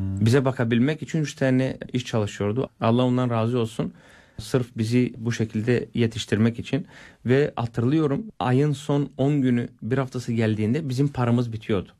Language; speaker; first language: Turkish; non-native, fluent; Bulgarian